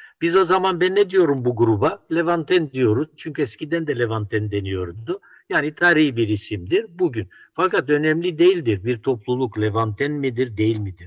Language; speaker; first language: Turkish; non-native, local second language; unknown